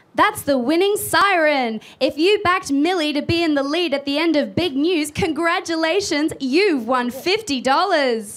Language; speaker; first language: English; native; English